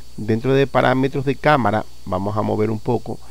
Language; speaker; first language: Spanish; native; Spanish